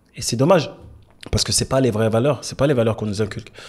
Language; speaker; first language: French; native; French